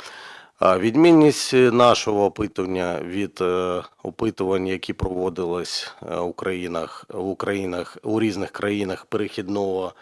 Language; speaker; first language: Ukrainian; native; Ukrainian